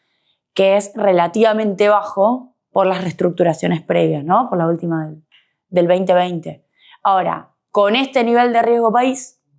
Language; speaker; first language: Spanish; native; Spanish